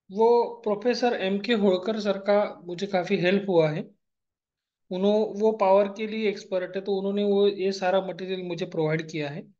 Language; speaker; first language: Hindi; non-native, local second language; Marathi